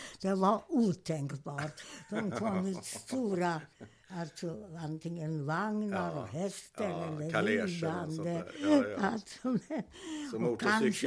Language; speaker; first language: Swedish; non-native, fluent; Hungarian